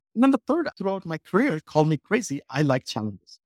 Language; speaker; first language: English; non-native, local second language; Bangla